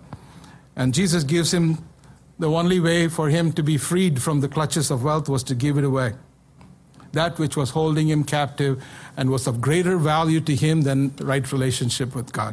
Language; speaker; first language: English; non-native, local second language; Malayalam